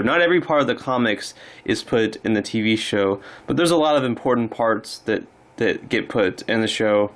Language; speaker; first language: English; native; English